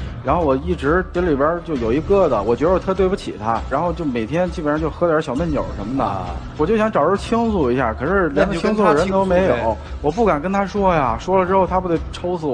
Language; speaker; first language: Chinese; native; Chinese